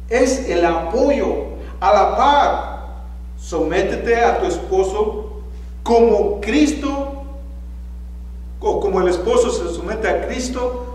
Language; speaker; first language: Spanish; native; Spanish